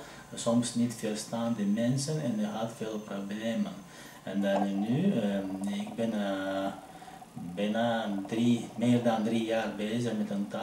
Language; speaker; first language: Dutch; non-native, learner; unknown